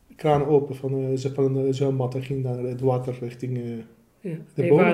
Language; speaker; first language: Dutch; early bilingual, other home language; Arabic